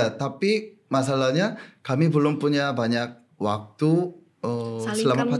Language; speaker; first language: Indonesian; non-native, fluent; Korean